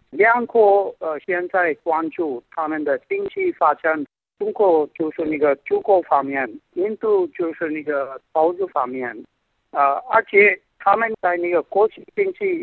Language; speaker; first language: Chinese; non-native, fluent; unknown